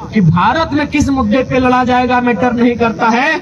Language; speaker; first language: Hindi; native; Hindi